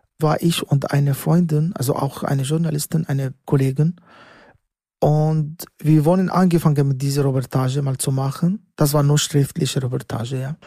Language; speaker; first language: German; non-native, learner; Arabic